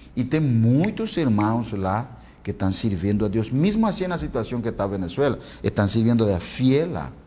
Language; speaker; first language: Portuguese; non-native, fluent; Spanish